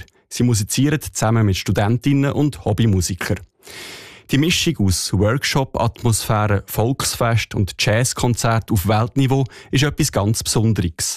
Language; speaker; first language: German; native; German